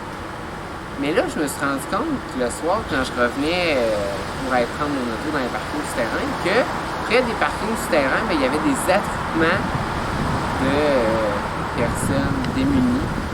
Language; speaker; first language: French; native; French